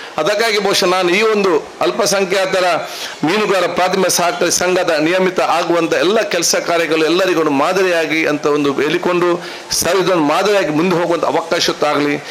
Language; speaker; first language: Kannada; non-native, local second language; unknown